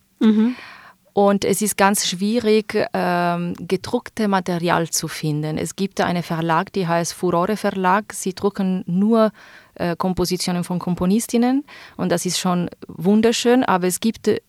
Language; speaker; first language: German; non-native, fluent; Italian